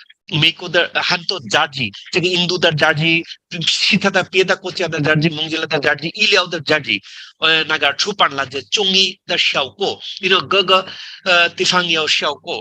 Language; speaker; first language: Chinese; non-native, learner; Bangla